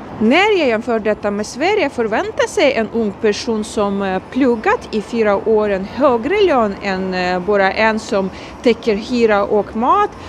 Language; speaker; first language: Swedish; non-native, fluent; Ukrainian